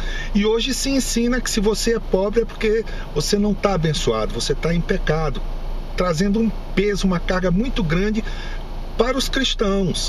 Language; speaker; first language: Portuguese; native; Portuguese